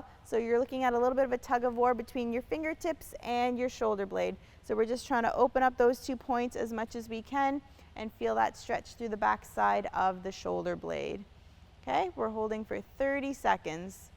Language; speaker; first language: English; native; English